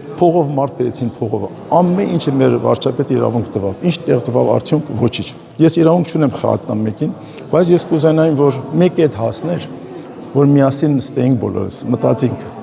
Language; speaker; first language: Armenian; early bilingual, heritage; Armenian